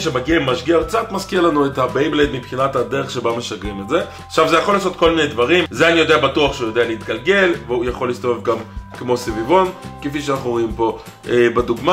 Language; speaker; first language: Hebrew; native; Hebrew